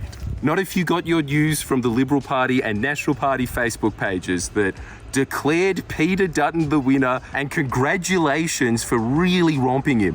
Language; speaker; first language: English; native; English